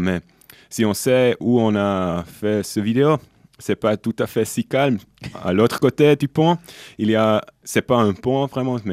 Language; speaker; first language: French; non-native, local second language; German